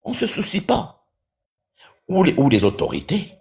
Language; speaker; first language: French; non-native, local second language; Arabic